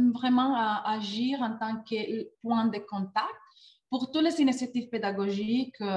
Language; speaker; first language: French; non-native, fluent; Spanish